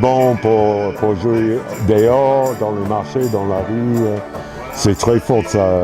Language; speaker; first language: French; non-native, fluent; English